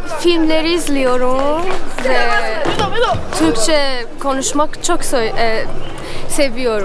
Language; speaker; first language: Turkish; non-native, learner; Persian